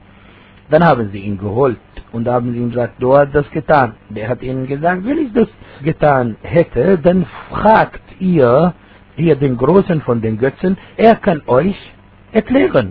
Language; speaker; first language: German; non-native, fluent; Arabic